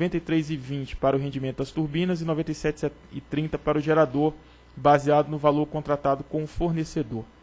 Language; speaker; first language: Portuguese; native; Portuguese